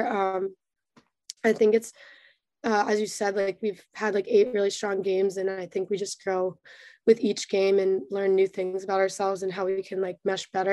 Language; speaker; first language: English; native; English